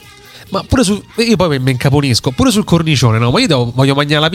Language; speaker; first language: Italian; native; Italian